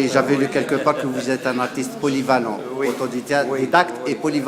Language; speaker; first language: French; non-native, local second language; Arabic